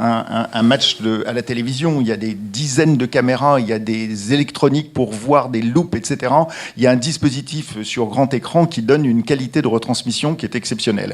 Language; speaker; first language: French; native; French